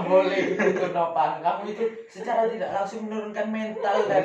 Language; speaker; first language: Indonesian; native; Indonesian